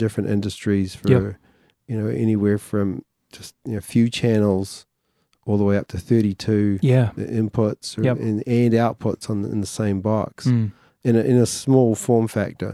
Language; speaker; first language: English; native; English